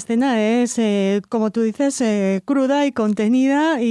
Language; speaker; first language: Spanish; native; Spanish